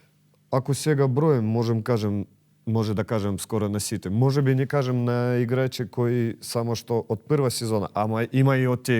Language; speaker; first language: Macedonian; non-native, learner; Russian